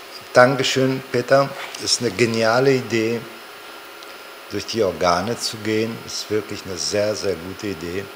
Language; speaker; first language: German; non-native, fluent; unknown